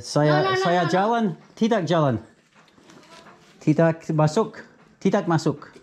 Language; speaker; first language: Indonesian; non-native, learner; English